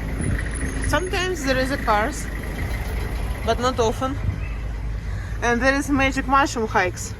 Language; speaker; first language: English; non-native, learner; Russian